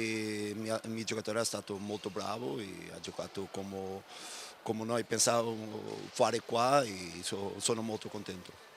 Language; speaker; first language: Italian; non-native, fluent; Portuguese